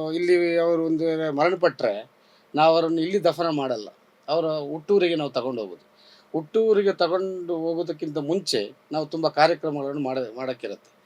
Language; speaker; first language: Kannada; non-native, local second language; Badaga